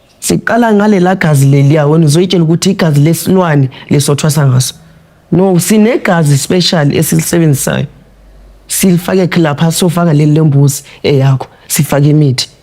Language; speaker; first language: Zulu; non-native, local second language; Tsonga